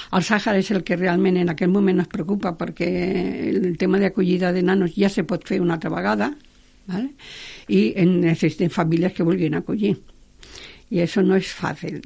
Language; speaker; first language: Catalan; non-native, local second language; Spanish